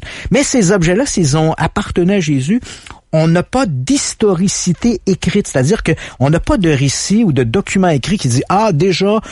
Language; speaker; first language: French; native; French